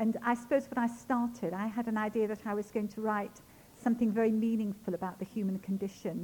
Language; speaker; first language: English; non-native, local second language; Ukrainian